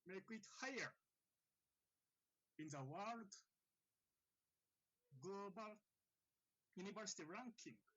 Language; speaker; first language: English; non-native, fluent; Japanese